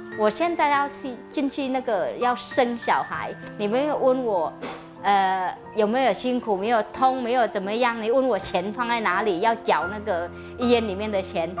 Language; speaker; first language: Chinese; non-native, fluent; Vietnamese